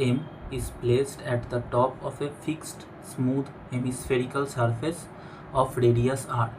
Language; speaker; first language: English; non-native, local second language; Bangla